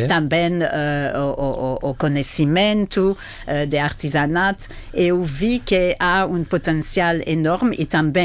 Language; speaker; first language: Portuguese; non-native, fluent; French